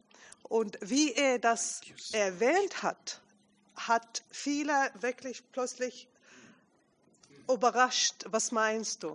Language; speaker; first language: German; non-native, fluent; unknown